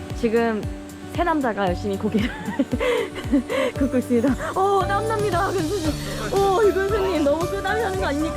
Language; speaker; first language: Korean; native; Korean